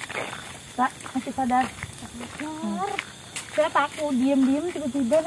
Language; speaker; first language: Indonesian; native; Indonesian